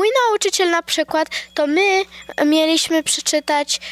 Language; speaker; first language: Polish; early bilingual, heritage; Polish